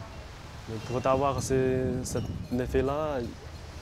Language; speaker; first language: French; non-native, fluent; Chinese